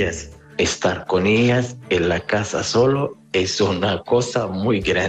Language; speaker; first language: Spanish; non-native, learner; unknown